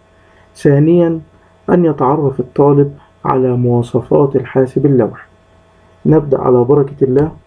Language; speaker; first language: Arabic; native; Arabic